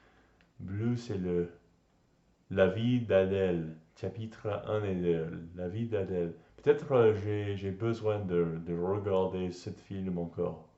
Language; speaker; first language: French; non-native, learner; English